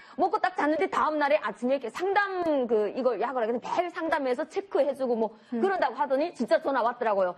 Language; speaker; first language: Korean; native; Korean